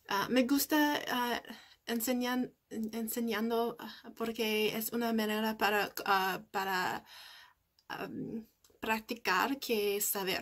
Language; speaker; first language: Spanish; non-native, learner; English